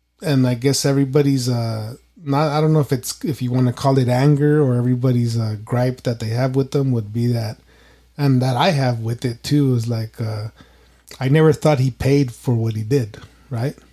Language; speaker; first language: English; early bilingual, other home language; Spanish